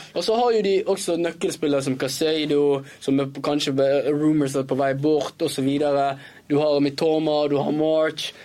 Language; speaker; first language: Norwegian; early bilingual, other home language; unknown